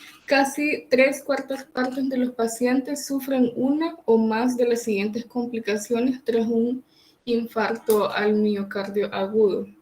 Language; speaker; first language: Spanish; native; Spanish